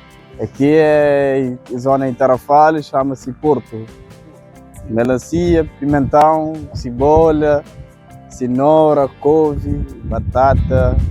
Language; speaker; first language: Portuguese; non-native, local second language; Kabuverdianu